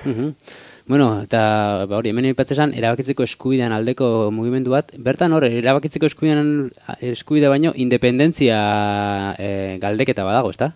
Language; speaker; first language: Basque; native; Basque